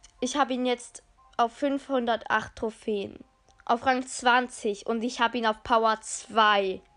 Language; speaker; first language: German; native; German